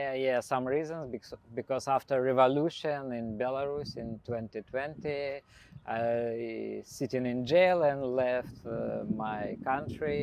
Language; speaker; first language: English; non-native, learner; Belarusian